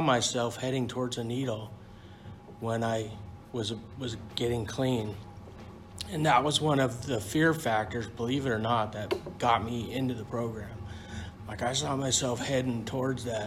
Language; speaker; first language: English; native; English